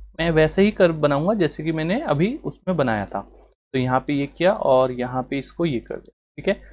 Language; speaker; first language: Hindi; native; Hindi